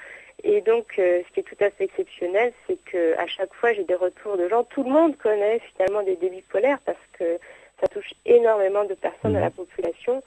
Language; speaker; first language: French; native; French